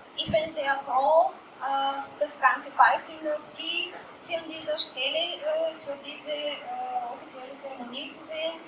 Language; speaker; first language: German; non-native, fluent; Bulgarian